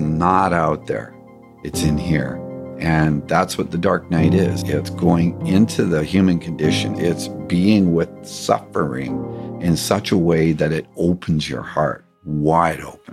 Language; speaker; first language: English; native; English